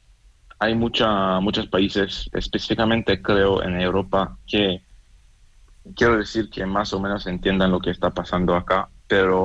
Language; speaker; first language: Spanish; non-native, fluent; Hebrew